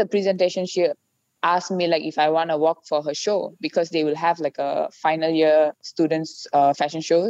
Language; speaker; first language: English; non-native, local second language; Tamil